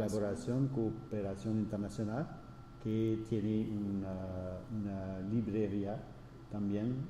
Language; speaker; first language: Spanish; non-native, fluent; French